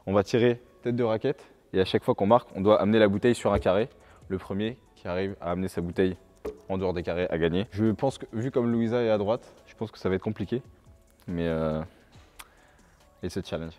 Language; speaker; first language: French; native; French